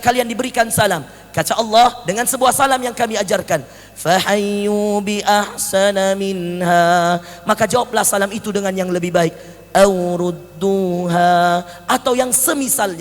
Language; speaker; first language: Indonesian; native; Indonesian